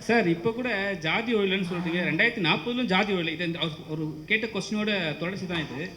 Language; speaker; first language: Tamil; native; Tamil